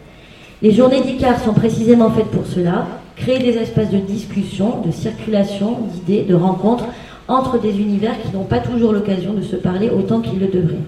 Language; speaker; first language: French; native; French